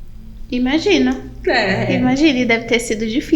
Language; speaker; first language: Portuguese; native; Portuguese